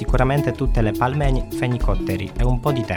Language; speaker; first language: Italian; non-native, fluent; Polish